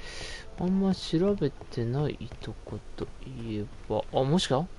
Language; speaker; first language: Japanese; native; Japanese